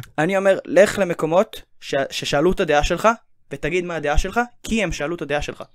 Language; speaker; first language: Hebrew; native; Hebrew